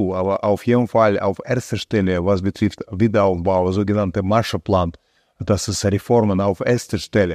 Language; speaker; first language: German; non-native, fluent; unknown